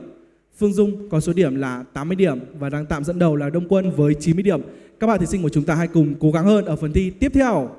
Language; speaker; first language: Vietnamese; native; Vietnamese